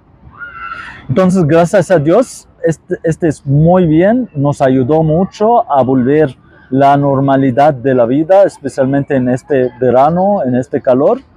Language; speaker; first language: Spanish; non-native, fluent; Arabic